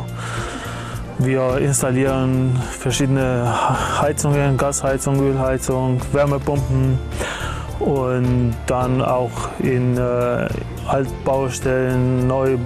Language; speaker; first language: German; non-native, fluent; Albanian